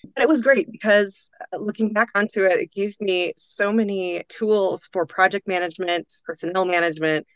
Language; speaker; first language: English; native; English